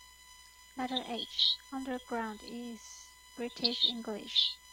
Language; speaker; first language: English; non-native, learner; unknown